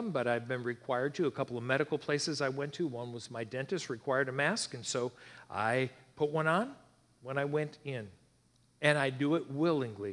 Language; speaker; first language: English; native; English